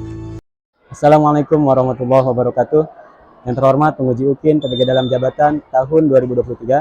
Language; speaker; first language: Indonesian; native; Indonesian